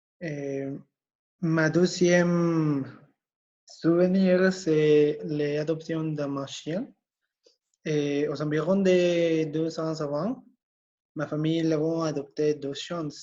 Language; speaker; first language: French; non-native, learner; Spanish